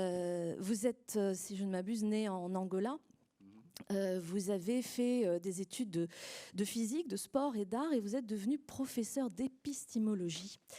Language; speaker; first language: French; native; French